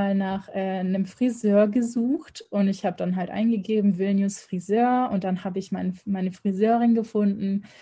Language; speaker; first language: German; native; German